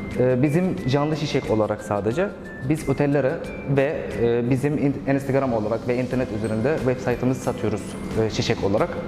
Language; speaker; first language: Turkish; non-native, learner; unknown